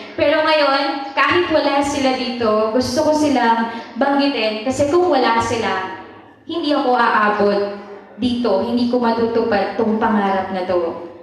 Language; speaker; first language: Filipino; native; Filipino